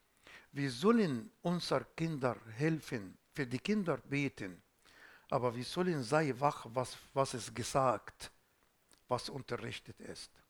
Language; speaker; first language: German; non-native, fluent; Arabic